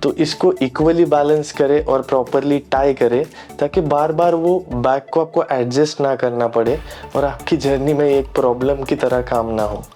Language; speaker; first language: Hindi; non-native, local second language; Marathi